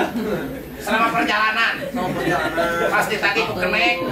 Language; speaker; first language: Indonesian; non-native, local second language; Sundanese